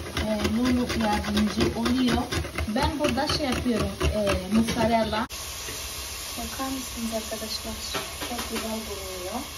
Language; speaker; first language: Turkish; non-native, fluent; Portuguese